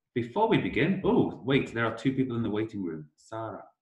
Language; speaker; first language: English; native; English